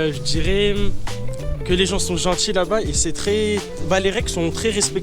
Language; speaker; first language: French; native; French